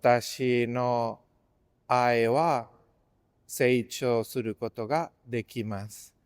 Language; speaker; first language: Japanese; non-native, fluent; Spanish